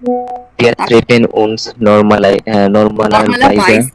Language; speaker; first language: German; non-native, learner; Bangla